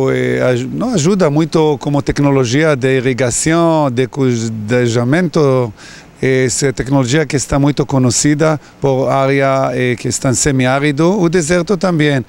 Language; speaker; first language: Portuguese; non-native, learner; Hebrew